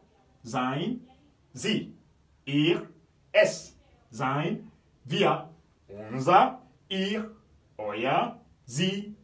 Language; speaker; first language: German; non-native, fluent; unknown